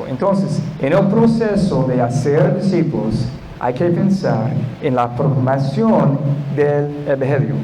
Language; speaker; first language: Spanish; non-native, fluent; English